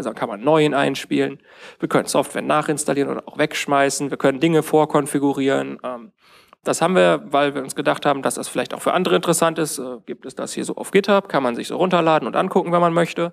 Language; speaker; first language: German; native; German